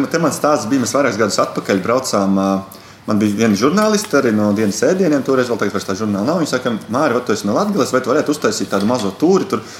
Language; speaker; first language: Latvian; native; Latvian